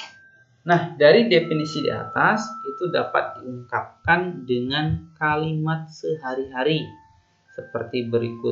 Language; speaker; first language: Indonesian; native; Indonesian